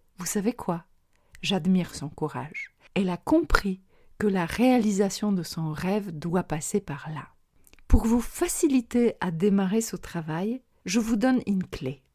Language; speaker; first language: French; non-native, fluent; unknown